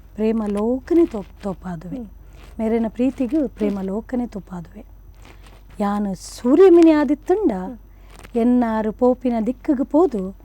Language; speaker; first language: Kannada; non-native, local second language; Konkani